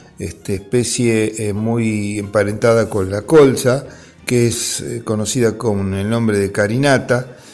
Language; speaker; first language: Spanish; native; Spanish